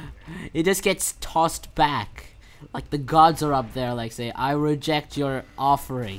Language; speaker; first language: English; native; English